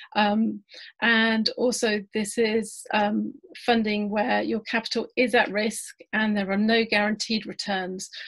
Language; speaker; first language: English; native; English